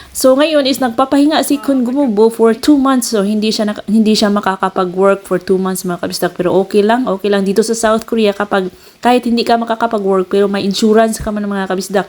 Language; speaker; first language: Filipino; non-native, local second language; Cebuano